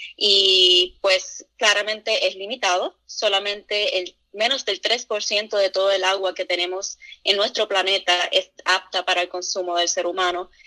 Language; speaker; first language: Spanish; native; Spanish